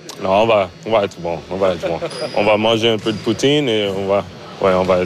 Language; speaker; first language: French; non-native, learner; English